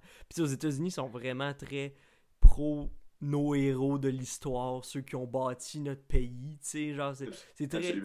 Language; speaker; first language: French; native; French